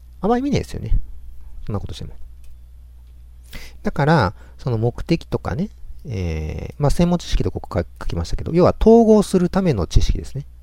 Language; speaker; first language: Japanese; native; Japanese